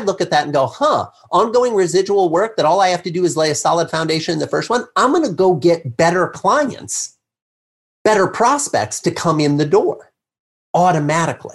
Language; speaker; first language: English; native; English